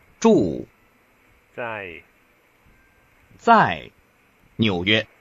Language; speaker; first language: Chinese; non-native, learner; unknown